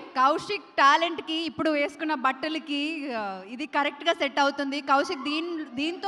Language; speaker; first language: Telugu; non-native, local second language; Malayalam